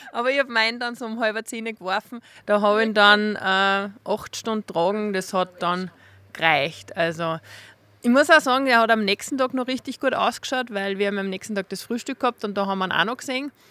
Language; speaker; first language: German; native; German